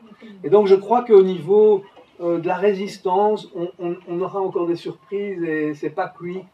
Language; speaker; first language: French; native; French